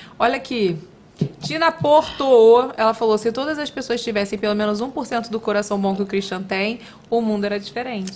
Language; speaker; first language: Portuguese; native; Portuguese